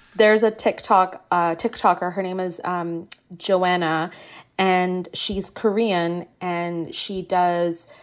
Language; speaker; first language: English; native; English